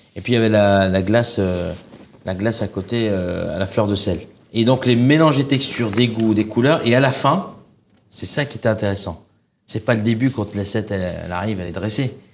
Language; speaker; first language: French; non-native, local second language; Arabic